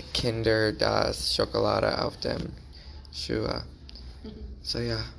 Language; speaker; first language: German; non-native, learner; English